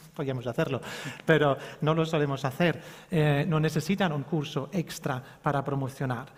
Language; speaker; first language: Spanish; early bilingual, heritage; Spanish